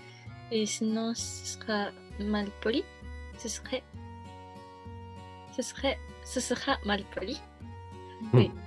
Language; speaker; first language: French; non-native, learner; Japanese